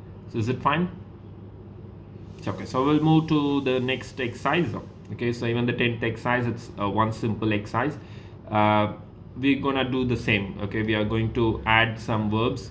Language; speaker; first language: English; non-native, local second language; Tamil